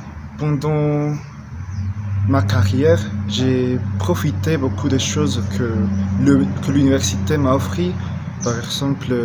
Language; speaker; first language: French; non-native, learner; Spanish